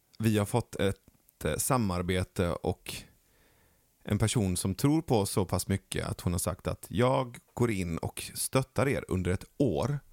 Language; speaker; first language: Swedish; early bilingual, other home language; Persian